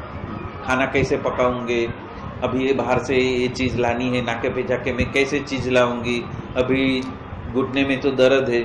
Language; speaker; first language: Hindi; non-native, local second language; Gujarati